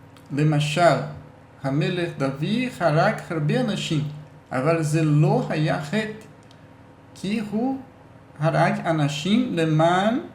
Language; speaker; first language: Hebrew; non-native, learner; Portuguese